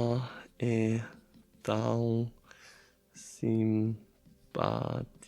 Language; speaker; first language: Portuguese; non-native, learner; German